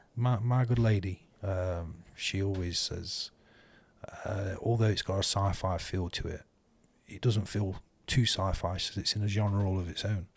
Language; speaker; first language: English; native; English